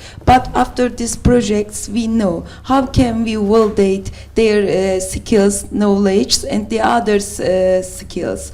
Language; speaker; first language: English; non-native, learner; Turkish